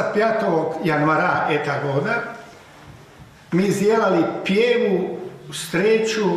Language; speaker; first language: Russian; non-native, learner; Croatian